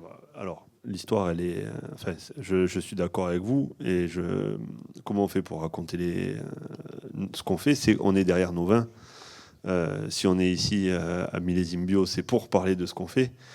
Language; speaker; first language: French; native; French